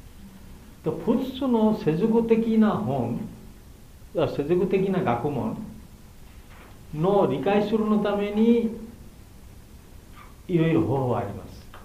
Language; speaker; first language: Japanese; non-native, learner; Bangla